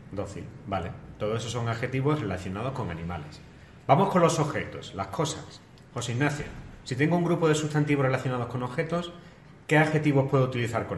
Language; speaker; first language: Spanish; native; Spanish